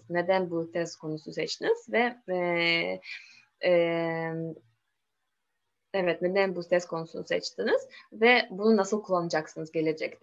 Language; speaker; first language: Turkish; non-native, learner; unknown